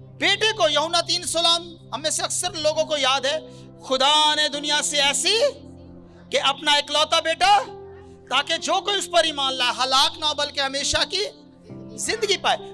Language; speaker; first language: Urdu; non-native, local second language; Punjabi